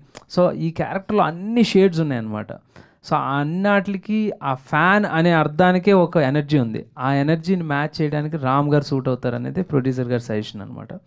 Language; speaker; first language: Telugu; native; Telugu